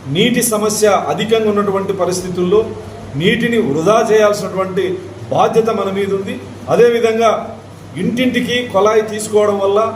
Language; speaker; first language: Telugu; native; Telugu